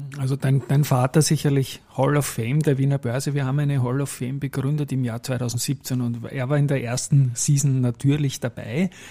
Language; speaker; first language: German; native; German